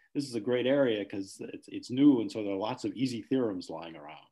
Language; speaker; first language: English; native; English